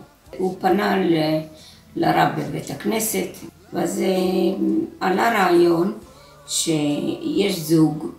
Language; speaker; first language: Hebrew; early bilingual, other home language; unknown